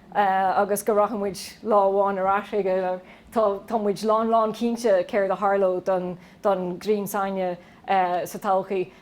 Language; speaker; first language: Irish; native; Irish